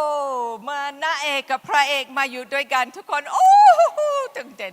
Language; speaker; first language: Thai; non-native, fluent; English